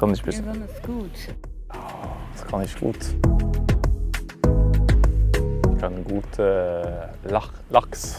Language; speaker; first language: German; non-native, fluent; Norwegian